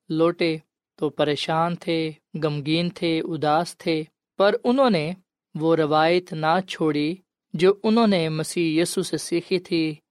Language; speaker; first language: Urdu; non-native, local second language; Punjabi